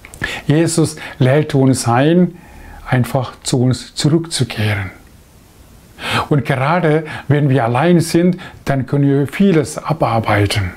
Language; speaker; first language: German; non-native, fluent; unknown